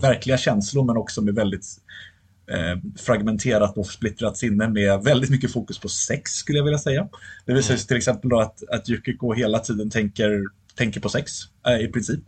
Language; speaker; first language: Swedish; native; Swedish